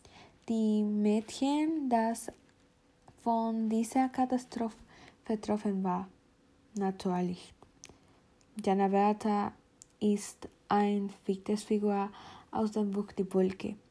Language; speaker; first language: German; non-native, learner; Spanish